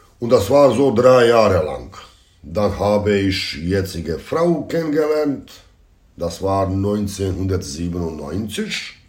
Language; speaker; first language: German; non-native, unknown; Bosnian